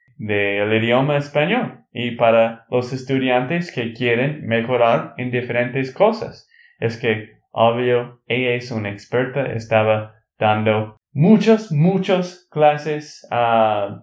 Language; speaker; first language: Spanish; non-native, learner; English